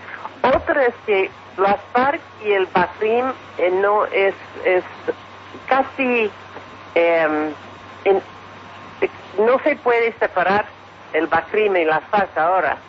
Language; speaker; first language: Spanish; non-native, fluent; English